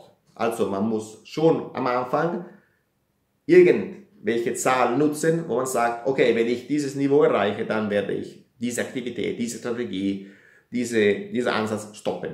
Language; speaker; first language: German; non-native, fluent; Italian